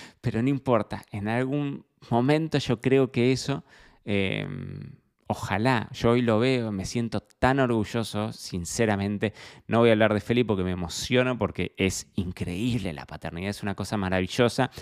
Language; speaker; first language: Spanish; native; Spanish